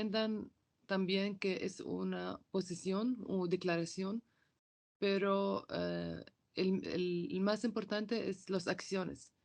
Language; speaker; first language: Spanish; non-native, local second language; Arabic